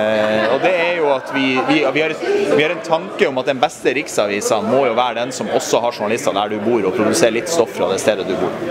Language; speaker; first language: Norwegian; native; Norwegian